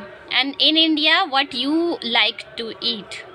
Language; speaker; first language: English; non-native, learner; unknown